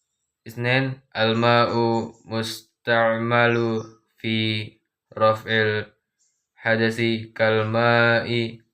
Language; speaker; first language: Arabic; non-native, learner; Indonesian